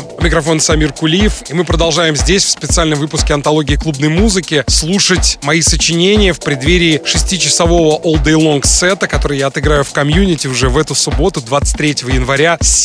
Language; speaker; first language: Russian; native; Russian